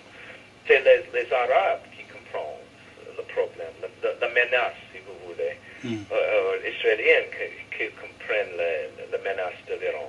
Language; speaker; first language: French; non-native, fluent; English